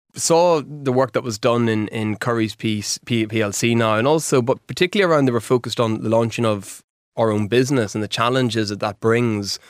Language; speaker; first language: English; native; English